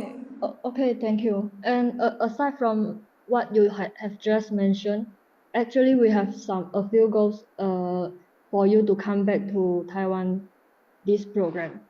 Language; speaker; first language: English; non-native, learner; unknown